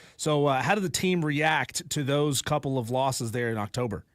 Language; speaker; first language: English; native; English